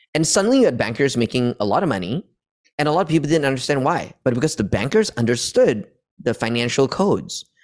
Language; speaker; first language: English; non-native, local second language; Chinese